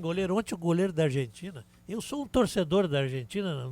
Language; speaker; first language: Portuguese; native; Portuguese